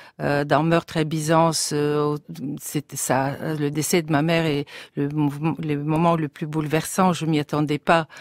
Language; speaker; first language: French; non-native, fluent; Bulgarian